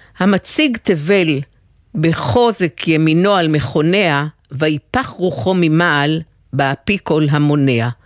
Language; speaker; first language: Hebrew; native; Hebrew